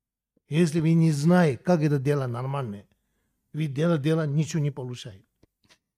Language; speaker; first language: Russian; non-native, learner; Tibetan